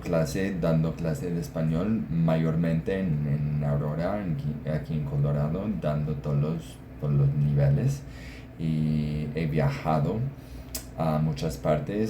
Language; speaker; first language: Spanish; non-native, fluent; English